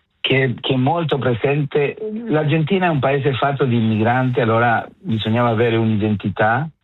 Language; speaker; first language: Italian; non-native, fluent; Spanish